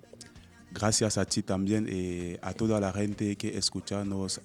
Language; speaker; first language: Spanish; non-native, learner; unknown